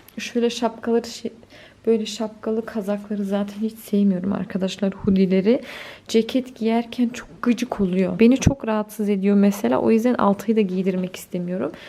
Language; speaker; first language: Turkish; early bilingual, heritage; Turkish